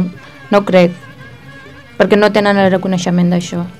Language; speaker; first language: Catalan; early bilingual, other home language; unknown